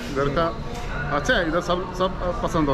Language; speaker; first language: Hindi; non-native, local second language; Malayalam